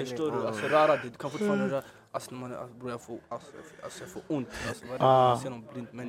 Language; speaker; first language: Swedish; early bilingual, other home language; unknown